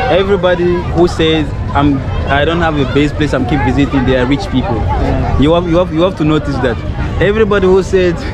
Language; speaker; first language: English; non-native, fluent; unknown